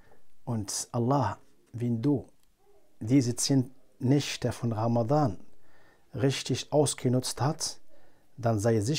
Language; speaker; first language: German; non-native, fluent; Arabic